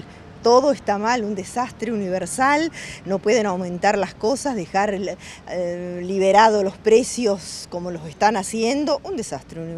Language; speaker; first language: Spanish; native; Spanish